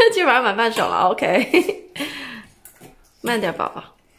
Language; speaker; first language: Chinese; native; Chinese